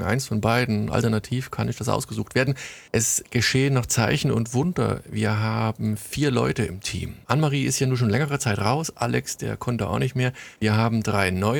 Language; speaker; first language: German; native; German